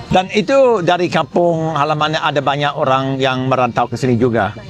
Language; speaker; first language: Indonesian; non-native, fluent; English